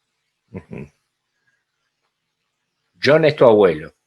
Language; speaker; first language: Spanish; native; Spanish